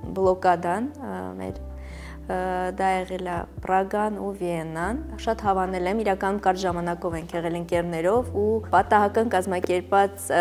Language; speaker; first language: Armenian; native; Armenian